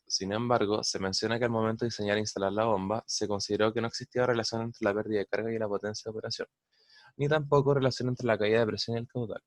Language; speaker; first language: Spanish; native; Spanish